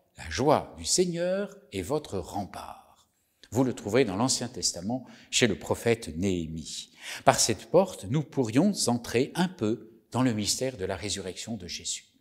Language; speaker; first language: French; native; French